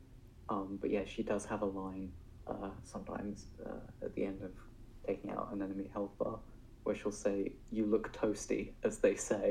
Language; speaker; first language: English; native; English